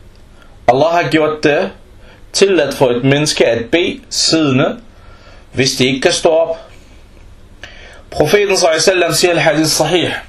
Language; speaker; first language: Danish; non-native, fluent; Arabic